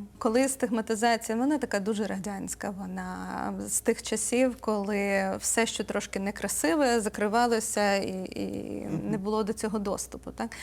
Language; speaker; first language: Ukrainian; native; Ukrainian